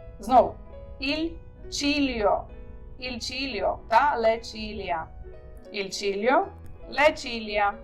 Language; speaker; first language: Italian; non-native, fluent; Ukrainian